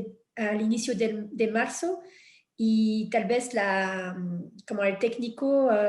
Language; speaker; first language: Spanish; non-native, fluent; French